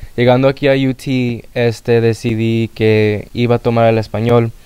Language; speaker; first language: Spanish; early bilingual, heritage; Spanish